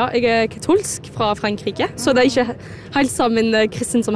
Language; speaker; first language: Norwegian; non-native, learner; French